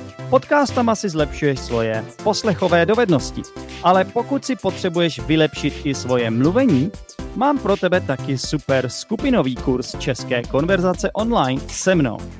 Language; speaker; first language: Czech; native; Czech